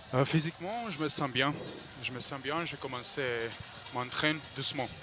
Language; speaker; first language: French; non-native, learner; Croatian